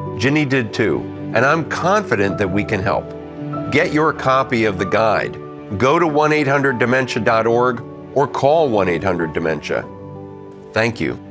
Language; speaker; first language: English; native; English